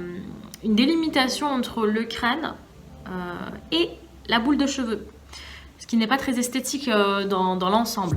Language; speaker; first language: French; native; French